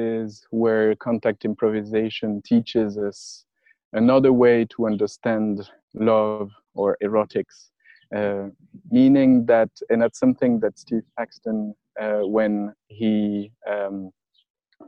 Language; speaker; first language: English; non-native, fluent; French